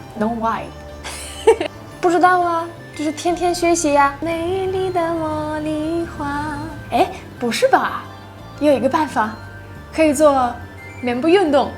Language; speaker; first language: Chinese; non-native, fluent; Russian